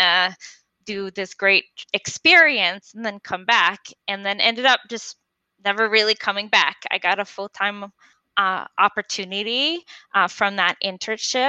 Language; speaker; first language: English; non-native, fluent; French